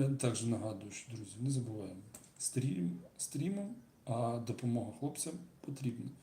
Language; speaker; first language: Ukrainian; non-native, local second language; Russian